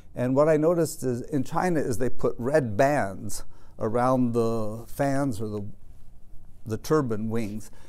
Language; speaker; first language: English; native; English